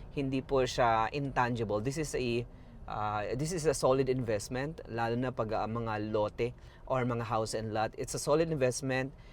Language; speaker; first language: Filipino; non-native, local second language; Cebuano